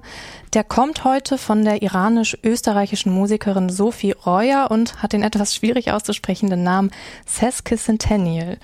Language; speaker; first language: German; native; German